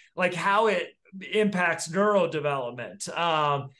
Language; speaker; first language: English; native; English